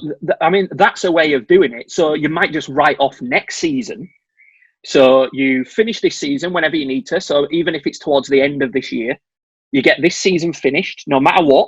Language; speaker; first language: English; native; English